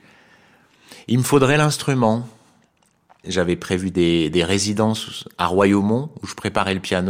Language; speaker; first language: French; native; French